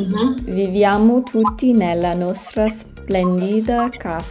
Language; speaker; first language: Italian; non-native, learner; English